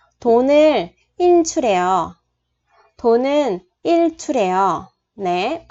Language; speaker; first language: Korean; non-native, fluent; Vietnamese